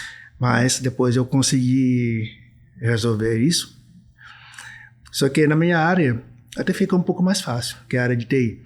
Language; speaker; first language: Portuguese; non-native, fluent; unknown